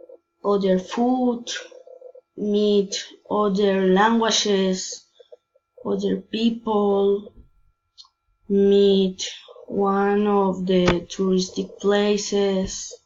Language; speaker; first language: English; non-native, learner; Spanish